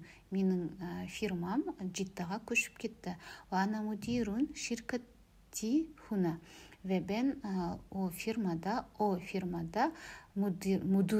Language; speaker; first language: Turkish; non-native, learner; Kazakh